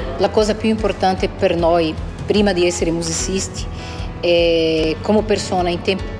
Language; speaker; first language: Italian; non-native, fluent; Portuguese